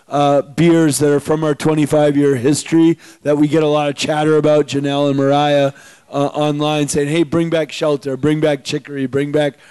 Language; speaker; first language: English; native; English